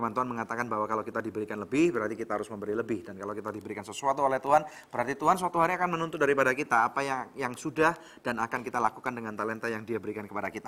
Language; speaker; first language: Indonesian; native; Indonesian